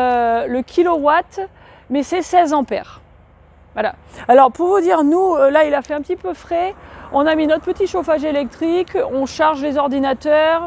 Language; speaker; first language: French; native; French